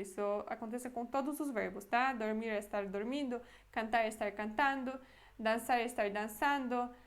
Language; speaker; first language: Portuguese; non-native, fluent; Polish